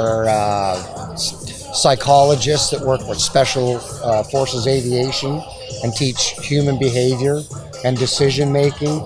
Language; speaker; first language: English; native; English